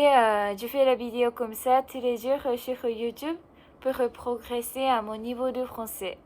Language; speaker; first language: French; non-native, learner; Japanese